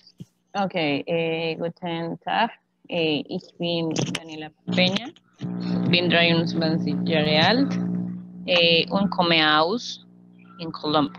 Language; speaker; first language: German; non-native, learner; Spanish